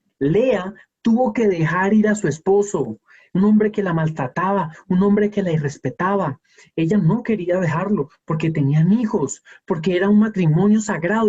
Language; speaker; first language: Spanish; native; Spanish